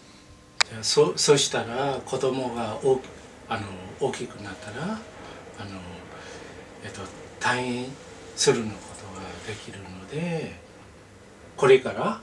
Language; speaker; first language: Japanese; non-native, learner; Burmese